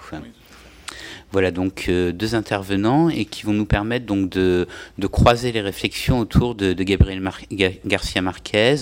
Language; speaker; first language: French; native; French